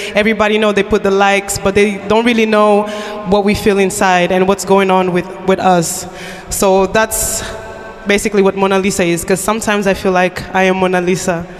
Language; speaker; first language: English; non-native, fluent; Portuguese